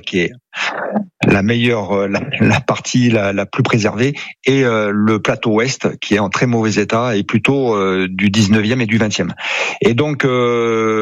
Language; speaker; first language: French; native; French